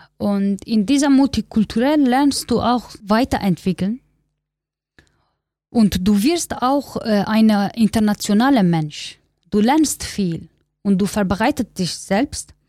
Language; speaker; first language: German; non-native, learner; Kurdish